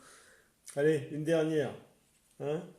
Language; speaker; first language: French; native; French